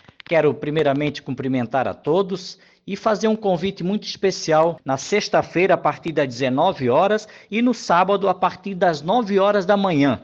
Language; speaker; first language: Portuguese; native; Portuguese